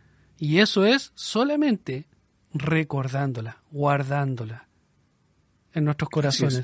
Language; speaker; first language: Spanish; native; Spanish